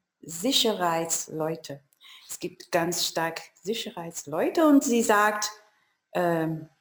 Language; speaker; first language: German; non-native, learner; Chinese